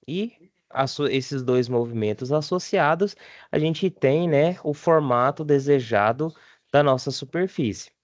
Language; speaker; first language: Portuguese; native; Portuguese